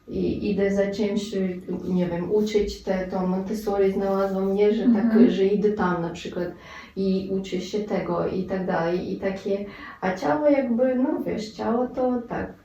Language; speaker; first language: Polish; non-native, fluent; Russian